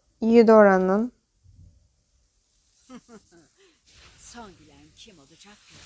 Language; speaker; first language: Turkish; native; Turkish